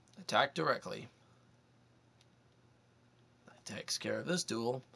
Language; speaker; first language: English; native; English